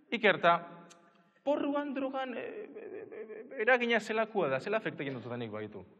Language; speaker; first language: Basque; native; Basque